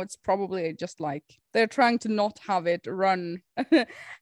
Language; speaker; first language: English; non-native, fluent; Norwegian